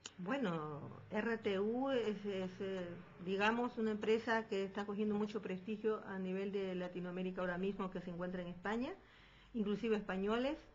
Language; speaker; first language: Spanish; native; Spanish